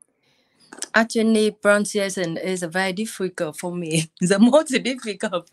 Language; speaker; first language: English; non-native, learner; Vietnamese